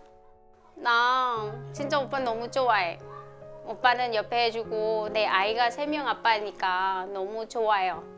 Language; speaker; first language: Korean; non-native, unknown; Vietnamese